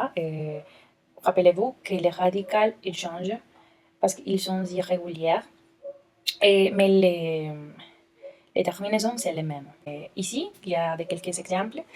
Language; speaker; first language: French; non-native, learner; Spanish